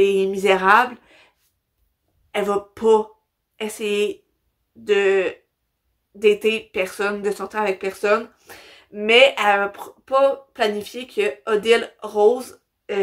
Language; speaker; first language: French; native; French